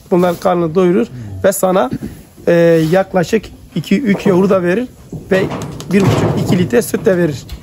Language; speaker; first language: Turkish; native; Turkish